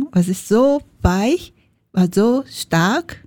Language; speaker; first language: German; non-native, learner; Japanese